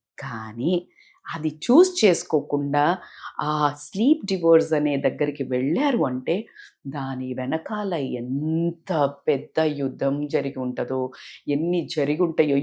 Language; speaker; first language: Telugu; native; Telugu